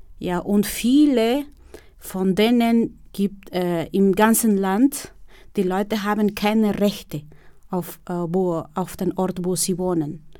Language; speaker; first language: German; non-native, fluent; Spanish